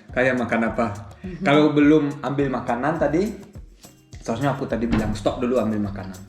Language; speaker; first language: Indonesian; early bilingual, heritage; German